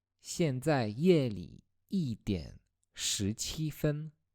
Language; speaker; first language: Chinese; non-native, fluent; Polish